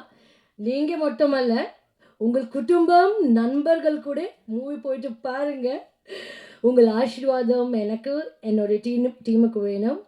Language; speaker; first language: Tamil; non-native, learner; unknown